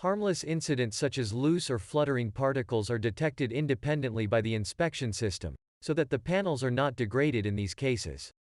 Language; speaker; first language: English; non-native, fluent; German